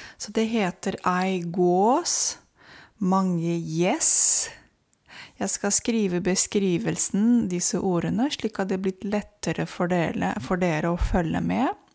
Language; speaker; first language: Norwegian; non-native, fluent; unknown